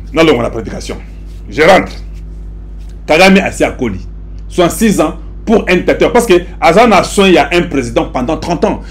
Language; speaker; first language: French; non-native, local second language; Lingala